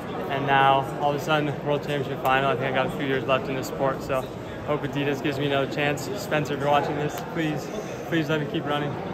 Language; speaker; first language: English; early bilingual, other home language; German